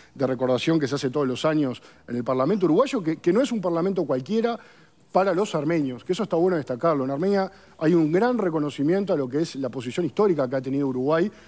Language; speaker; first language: Spanish; native; Spanish